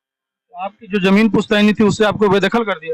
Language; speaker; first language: Hindi; native; Hindi